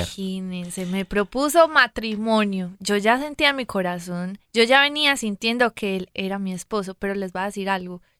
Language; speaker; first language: Spanish; native; Spanish